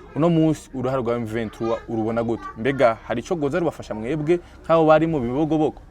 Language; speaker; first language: Rundi; native; Rundi